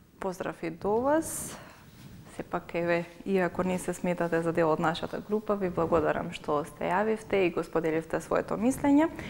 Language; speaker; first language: Macedonian; native; Macedonian